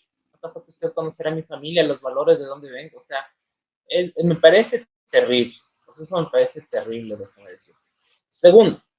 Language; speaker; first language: Spanish; native; Spanish